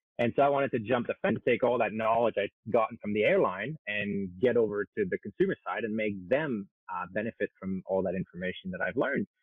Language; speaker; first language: English; non-native, local second language; French